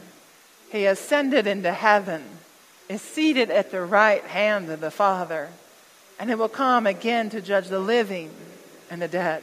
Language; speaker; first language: English; native; English